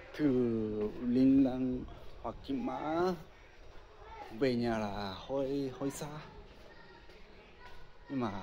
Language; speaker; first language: Vietnamese; non-native, learner; Japanese